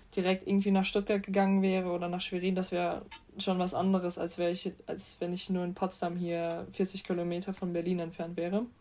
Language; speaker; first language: German; native; German